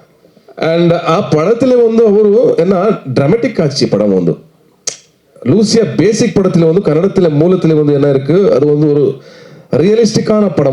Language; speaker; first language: Tamil; non-native, learner; Kannada